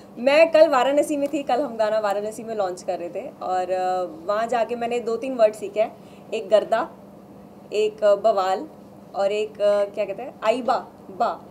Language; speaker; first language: Hindi; non-native, local second language; Punjabi